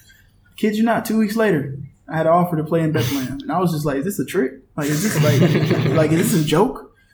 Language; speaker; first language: English; native; English